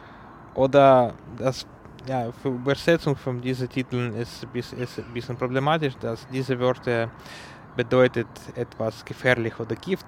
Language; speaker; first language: German; non-native, learner; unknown